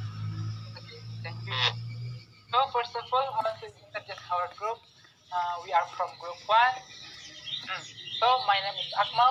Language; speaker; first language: English; non-native, learner; Indonesian